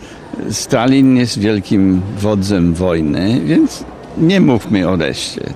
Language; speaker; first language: Polish; non-native, fluent; English